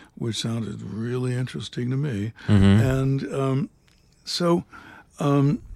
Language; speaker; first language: English; native; English